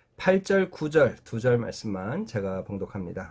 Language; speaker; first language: Korean; native; Korean